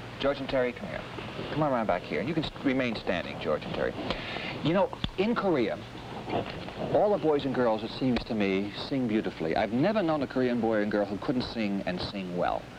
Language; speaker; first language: English; native; English